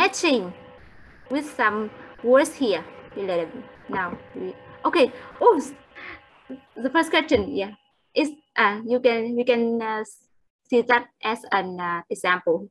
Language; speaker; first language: English; non-native, fluent; Vietnamese